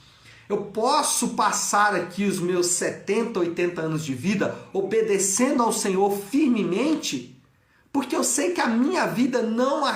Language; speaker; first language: Portuguese; native; Portuguese